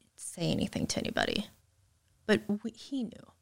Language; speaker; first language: English; native; English